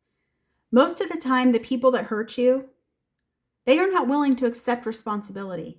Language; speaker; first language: English; native; English